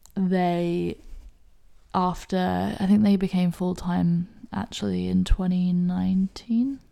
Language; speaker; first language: English; native; English